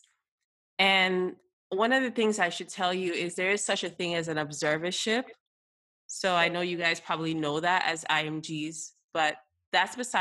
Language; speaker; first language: English; native; English